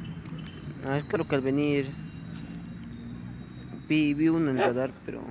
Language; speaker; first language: Spanish; native; Spanish